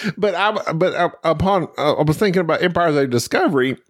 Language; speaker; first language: English; native; English